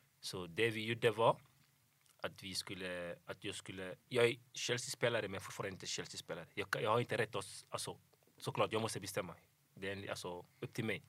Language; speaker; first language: Swedish; early bilingual, other home language; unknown